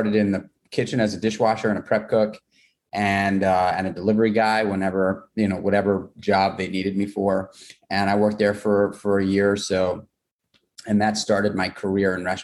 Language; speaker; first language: English; native; English